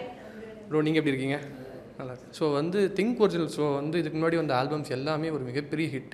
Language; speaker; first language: Tamil; native; Tamil